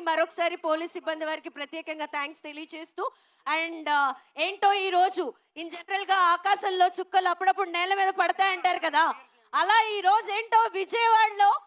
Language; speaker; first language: Telugu; native; Telugu